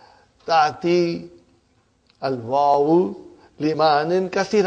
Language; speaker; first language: Arabic; non-native, fluent; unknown